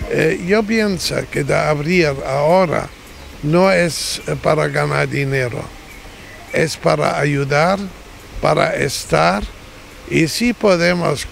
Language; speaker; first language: Spanish; non-native, fluent; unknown